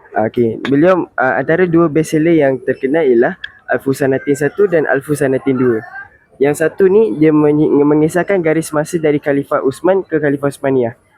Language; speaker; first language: Malay; native; Malay